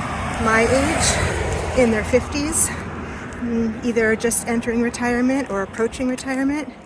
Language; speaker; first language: English; native; English